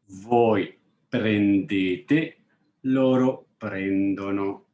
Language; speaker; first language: Italian; non-native, fluent; English